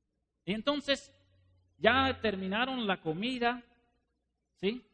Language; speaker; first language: Spanish; non-native, fluent; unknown